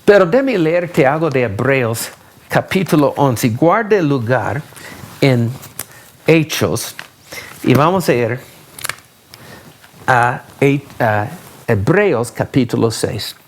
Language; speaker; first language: Spanish; non-native, fluent; English